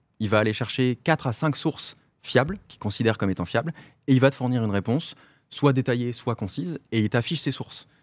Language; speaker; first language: French; native; French